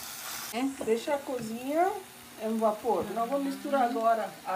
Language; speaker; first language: Portuguese; non-native, learner; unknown